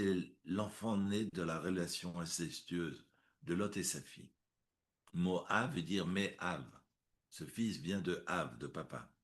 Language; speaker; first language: French; native; French